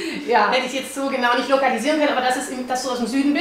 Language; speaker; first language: German; native; German